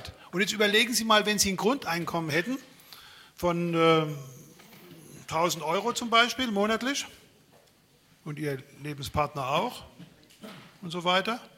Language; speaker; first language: German; native; German